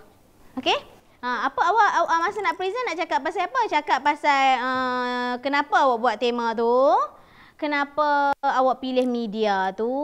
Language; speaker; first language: Malay; native; Malay